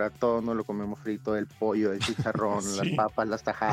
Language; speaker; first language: Spanish; native; Spanish